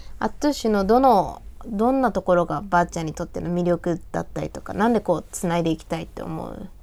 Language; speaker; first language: Japanese; native; Japanese